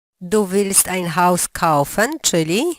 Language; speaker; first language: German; non-native, fluent; Polish